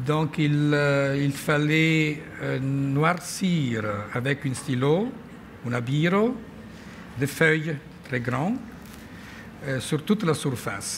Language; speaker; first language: French; non-native, fluent; Italian